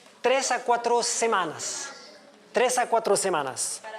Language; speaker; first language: Spanish; non-native, learner; French